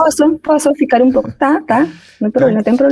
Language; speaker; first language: Portuguese; non-native, learner; Spanish